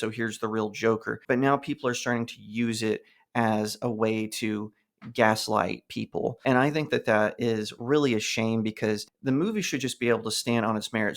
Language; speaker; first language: English; native; English